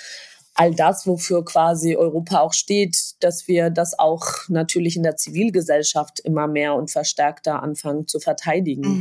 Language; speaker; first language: German; non-native, fluent; Georgian